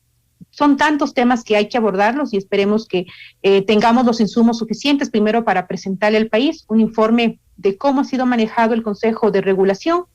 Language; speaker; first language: Spanish; native; Spanish